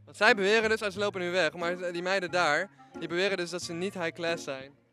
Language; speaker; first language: Dutch; native; Dutch